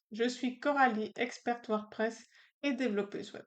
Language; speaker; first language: French; native; French